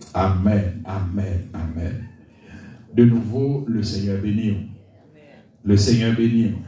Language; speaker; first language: French; non-native, local second language; Haitian Creole